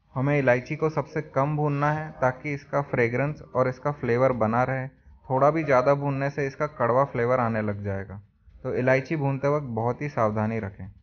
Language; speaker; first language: Hindi; native; Hindi